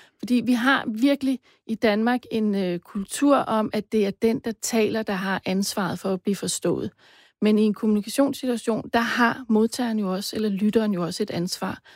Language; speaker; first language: Danish; native; Danish